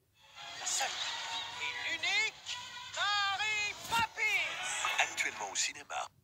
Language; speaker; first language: French; native; French